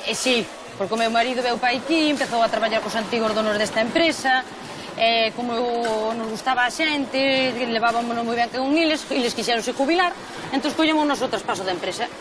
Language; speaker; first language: Galician; native; Galician